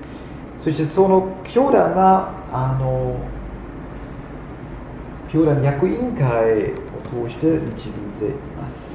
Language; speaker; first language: Japanese; non-native, fluent; German